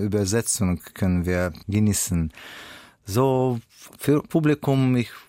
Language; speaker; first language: German; non-native, learner; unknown